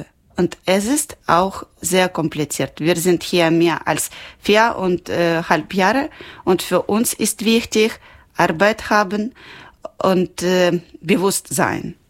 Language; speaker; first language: German; non-native, learner; Ukrainian